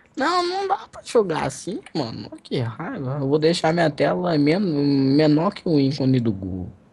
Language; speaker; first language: Portuguese; native; Portuguese